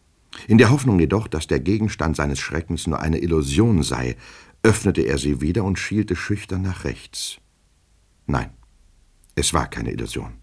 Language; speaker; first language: German; native; German